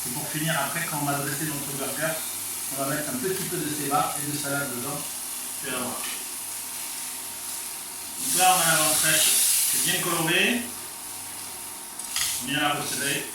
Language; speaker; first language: French; native; French